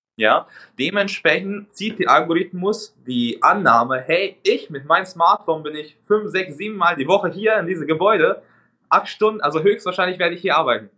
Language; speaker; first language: German; non-native, fluent; Hungarian